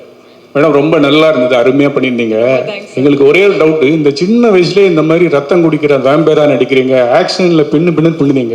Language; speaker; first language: Tamil; native; Tamil